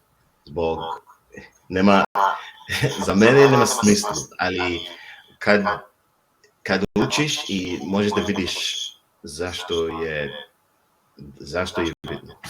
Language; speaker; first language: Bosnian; non-native, learner; English